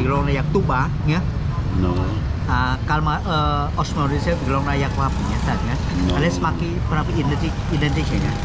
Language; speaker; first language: Polish; non-native, learner; Khmer